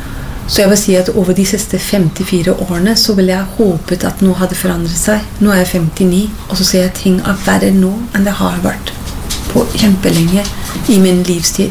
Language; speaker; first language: Norwegian; non-native, fluent; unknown